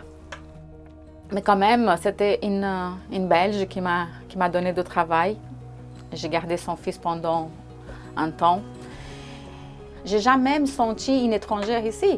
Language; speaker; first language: French; non-native, fluent; Portuguese